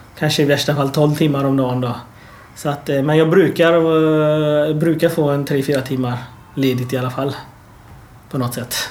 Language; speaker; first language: Swedish; early bilingual, other home language; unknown